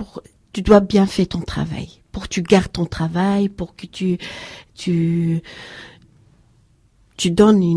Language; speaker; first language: French; non-native, learner; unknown